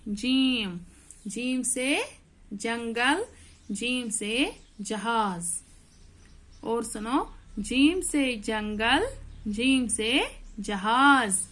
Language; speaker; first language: Hindi; non-native, local second language; Kashmiri